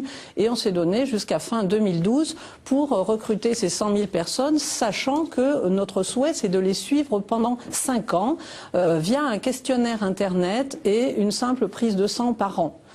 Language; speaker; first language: French; native; French